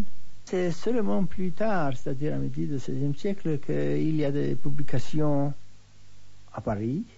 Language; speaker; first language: French; non-native, fluent; Hebrew